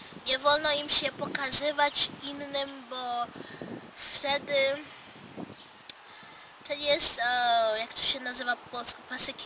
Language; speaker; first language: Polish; non-native, fluent; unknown